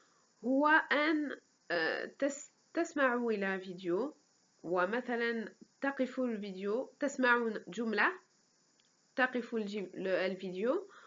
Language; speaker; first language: Arabic; non-native, fluent; French